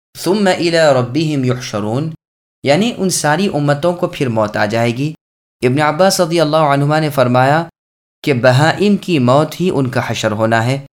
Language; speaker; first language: Urdu; native; Urdu